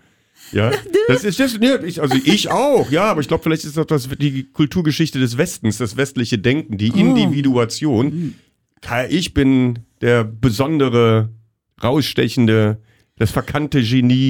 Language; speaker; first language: German; native; German